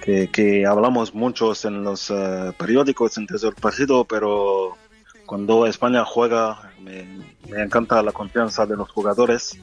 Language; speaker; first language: Spanish; non-native, fluent; French